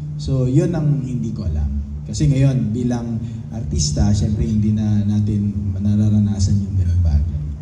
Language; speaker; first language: Filipino; native; Filipino